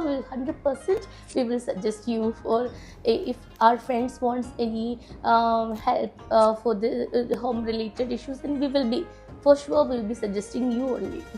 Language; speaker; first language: English; non-native, local second language; Malayalam